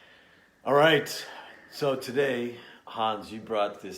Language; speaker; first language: English; native; English